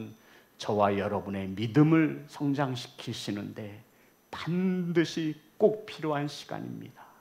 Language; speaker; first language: Korean; native; Korean